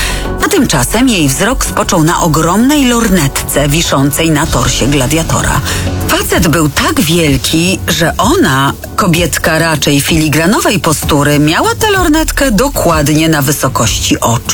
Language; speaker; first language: Polish; native; Polish